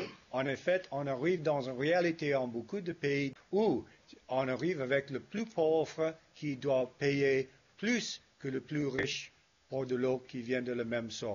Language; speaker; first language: French; non-native, fluent; English